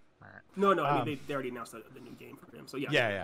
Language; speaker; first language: English; native; English